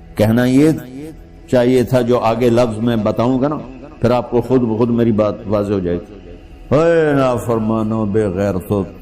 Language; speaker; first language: Urdu; non-native, local second language; Punjabi